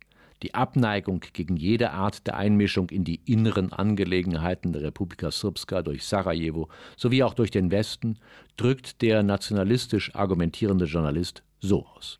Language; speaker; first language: German; native; German